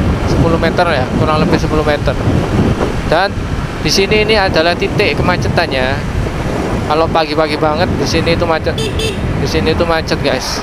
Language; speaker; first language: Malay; non-native, local second language; Javanese